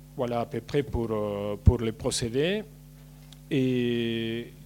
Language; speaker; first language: French; non-native, fluent; Spanish